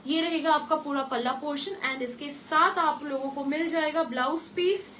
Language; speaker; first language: Hindi; non-native, local second language; Bangla